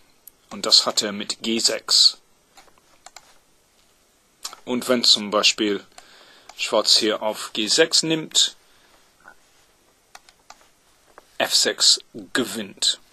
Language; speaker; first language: German; non-native, fluent; English